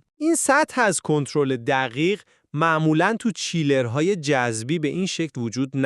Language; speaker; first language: Persian; native; Persian